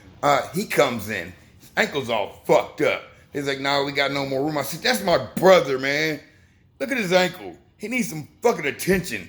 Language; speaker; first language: English; native; English